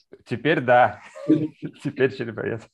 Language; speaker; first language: Russian; native; Russian